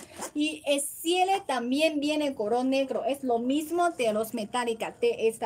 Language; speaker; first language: Spanish; non-native, learner; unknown